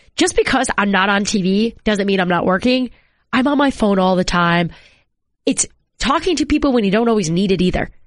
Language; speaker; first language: English; native; English